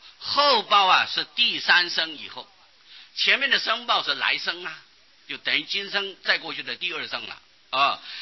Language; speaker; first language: Chinese; non-native, local second language; Hakka Chinese